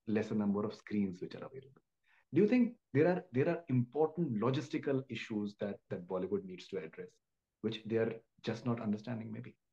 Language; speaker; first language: Hindi; native; Hindi